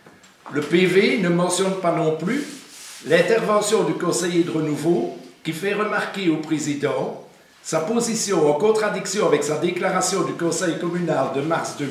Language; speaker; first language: French; native; French